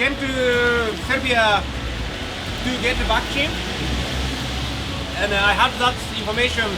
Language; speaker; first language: English; non-native, learner; Japanese